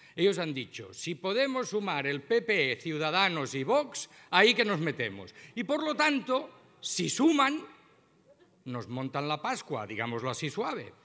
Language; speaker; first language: Spanish; non-native, local second language; Catalan